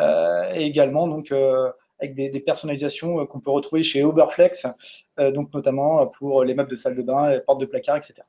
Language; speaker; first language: French; native; French